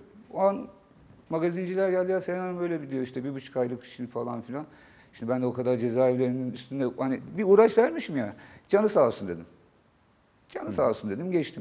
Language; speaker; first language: Turkish; native; Turkish